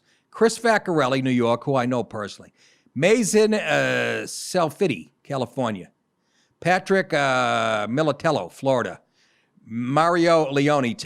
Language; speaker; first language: English; native; English